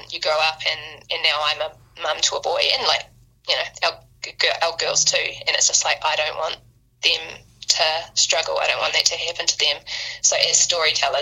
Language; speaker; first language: English; native; English